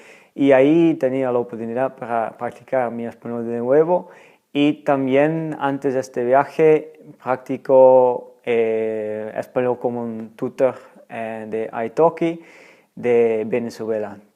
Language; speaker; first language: Spanish; non-native, fluent; Dutch